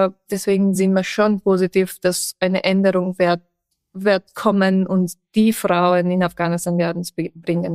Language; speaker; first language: German; non-native, fluent; Persian